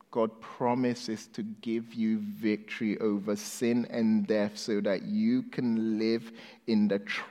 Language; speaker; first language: English; non-native, local second language; Akan